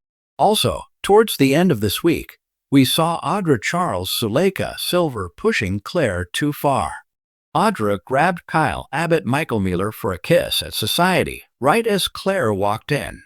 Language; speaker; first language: English; native; English